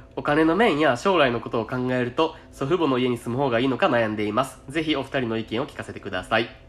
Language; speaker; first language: Japanese; native; Japanese